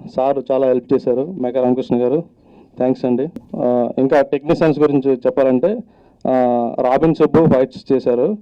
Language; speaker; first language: Telugu; native; Telugu